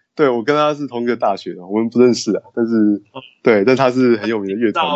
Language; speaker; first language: Chinese; native; Chinese